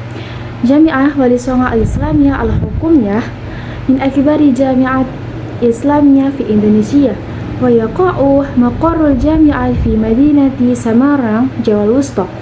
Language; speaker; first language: Arabic; non-native, learner; Indonesian